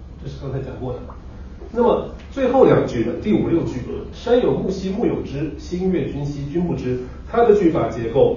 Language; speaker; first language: Chinese; native; Chinese